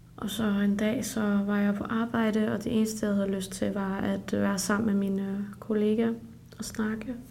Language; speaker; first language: Danish; early bilingual, other home language; Urdu